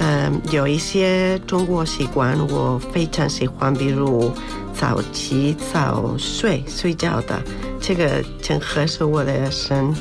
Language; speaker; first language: Chinese; non-native, learner; Spanish